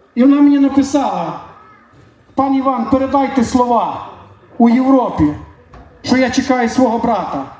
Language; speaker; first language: Ukrainian; native; Ukrainian